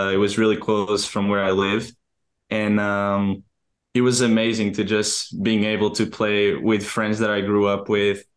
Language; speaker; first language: English; non-native, fluent; Portuguese